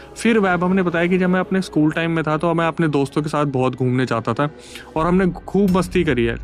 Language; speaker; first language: Hindi; native; Hindi